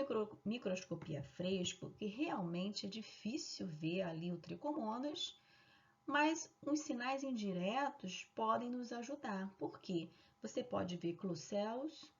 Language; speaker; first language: Portuguese; native; Portuguese